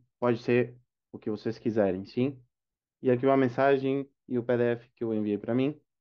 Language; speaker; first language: Portuguese; non-native, fluent; Spanish